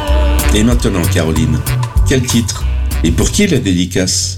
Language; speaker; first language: French; native; French